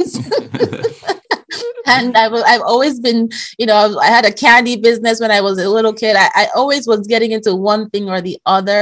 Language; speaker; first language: English; non-native, local second language; Yoruba